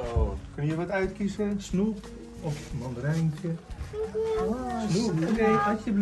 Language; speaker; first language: Dutch; native; Dutch